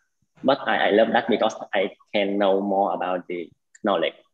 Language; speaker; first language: English; non-native, learner; Vietnamese